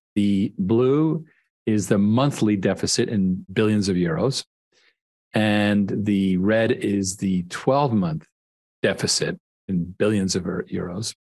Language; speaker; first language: English; native; English